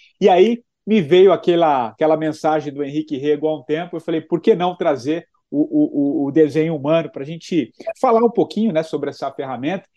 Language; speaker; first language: Portuguese; native; Portuguese